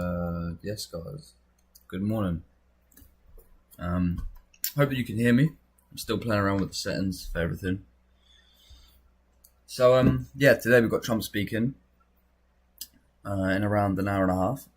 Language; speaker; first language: English; native; English